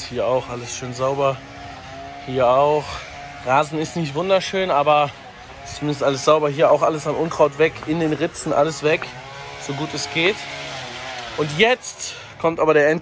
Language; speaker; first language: German; native; German